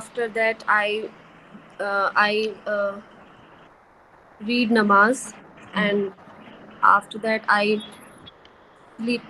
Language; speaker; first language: English; non-native, learner; Hindi